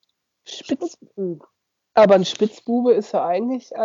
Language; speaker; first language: German; native; German